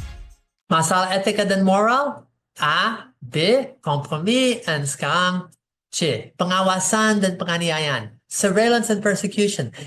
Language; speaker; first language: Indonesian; non-native, fluent; English